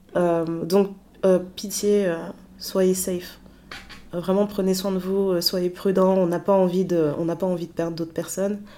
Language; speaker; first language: French; early bilingual, other home language; Lingala